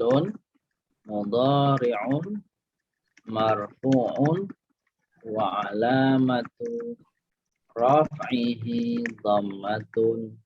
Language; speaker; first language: Arabic; non-native, fluent; Indonesian